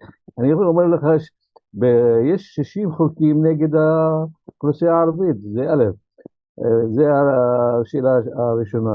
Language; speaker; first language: Hebrew; non-native, local second language; Arabic